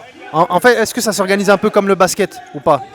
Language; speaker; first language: French; native; French